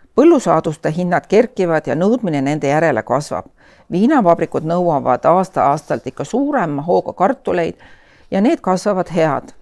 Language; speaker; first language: Estonian; native; Estonian